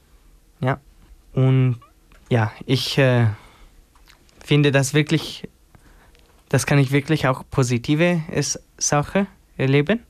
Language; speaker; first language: German; non-native, learner; Albanian